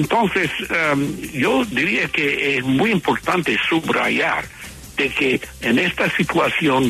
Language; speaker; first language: Spanish; non-native, fluent; English